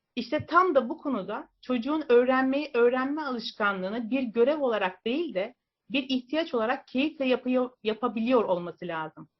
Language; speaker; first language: Turkish; native; Turkish